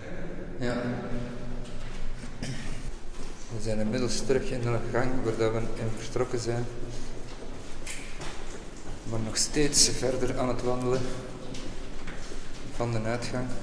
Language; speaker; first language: Dutch; native; Dutch